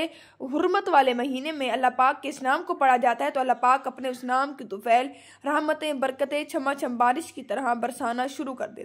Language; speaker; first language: Urdu; native; Urdu